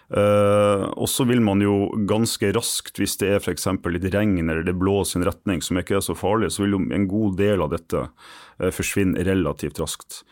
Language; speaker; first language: Norwegian; native; Norwegian